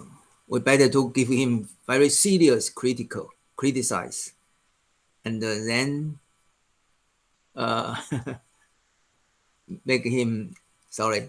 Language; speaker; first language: English; non-native, fluent; Chinese